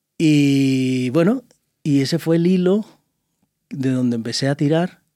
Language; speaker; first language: Spanish; native; Spanish